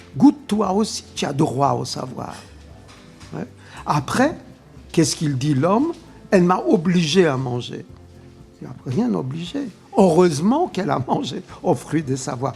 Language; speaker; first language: French; non-native, fluent; Polish